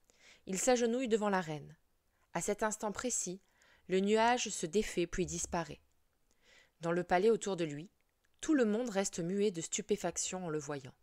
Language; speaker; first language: French; native; French